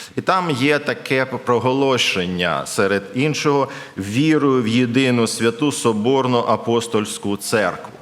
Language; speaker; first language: Ukrainian; non-native, local second language; Russian